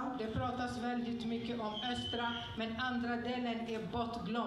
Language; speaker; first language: Swedish; non-native, fluent; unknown